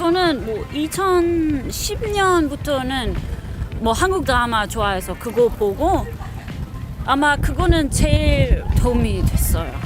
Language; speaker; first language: Korean; non-native, learner; Dutch